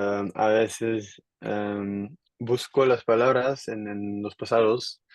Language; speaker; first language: Spanish; non-native, learner; Dutch